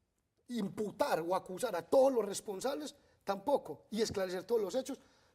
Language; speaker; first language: Spanish; native; Spanish